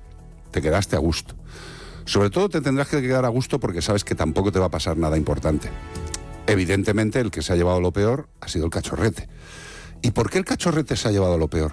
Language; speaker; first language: Spanish; native; Spanish